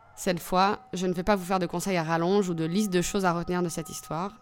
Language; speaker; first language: French; native; French